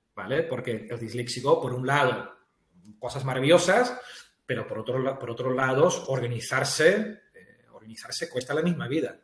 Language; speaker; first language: Spanish; non-native, fluent; Dutch